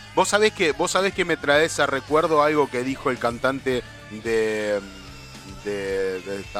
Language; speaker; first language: Spanish; native; Spanish